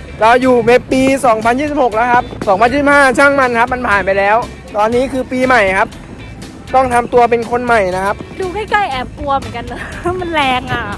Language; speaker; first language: Thai; native; Thai